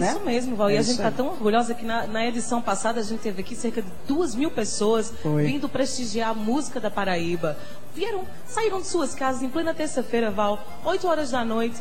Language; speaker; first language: Portuguese; native; Portuguese